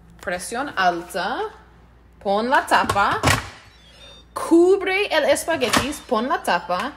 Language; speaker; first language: Spanish; non-native, learner; English